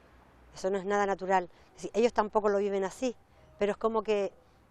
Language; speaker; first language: Spanish; early bilingual, other home language; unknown